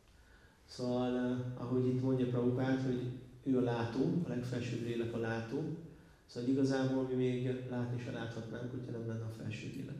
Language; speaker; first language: Hungarian; native; Hungarian